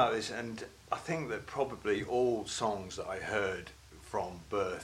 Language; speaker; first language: English; native; English